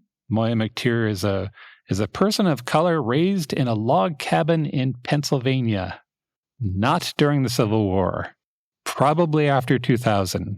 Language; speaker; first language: English; native; English